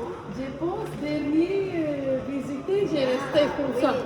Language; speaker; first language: French; non-native, learner; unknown